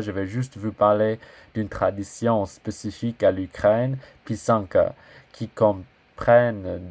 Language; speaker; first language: French; non-native, learner; English